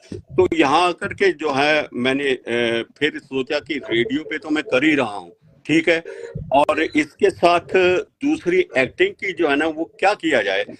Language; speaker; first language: Hindi; native; Hindi